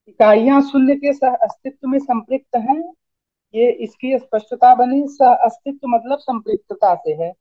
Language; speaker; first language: Hindi; native; Hindi